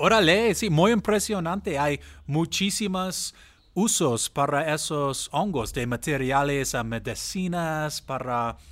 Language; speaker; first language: Spanish; non-native, learner; English